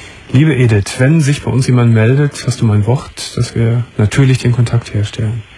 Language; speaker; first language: German; native; German